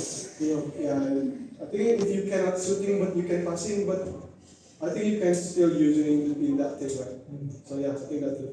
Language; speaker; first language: English; non-native, learner; Indonesian